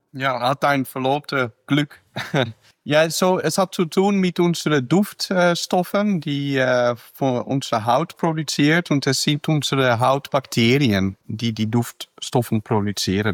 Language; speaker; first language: German; non-native, fluent; Dutch